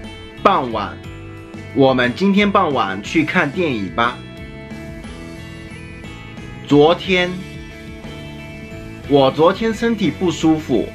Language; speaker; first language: Chinese; non-native, fluent; Japanese